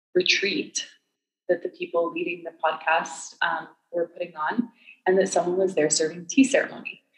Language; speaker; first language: English; native; English